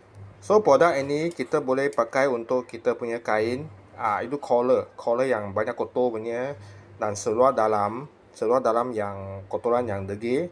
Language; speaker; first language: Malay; non-native, local second language; Chinese